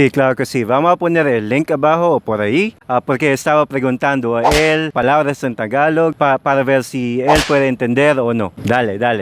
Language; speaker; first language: Spanish; non-native, fluent; Filipino